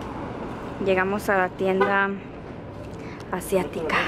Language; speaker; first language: Spanish; native; Spanish